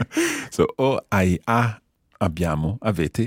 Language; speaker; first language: Italian; non-native, fluent; English